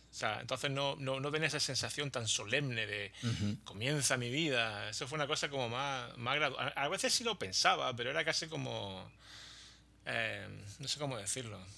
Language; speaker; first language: Spanish; native; Spanish